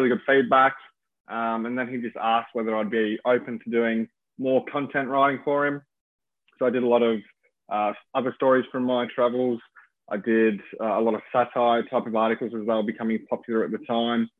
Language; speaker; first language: English; native; English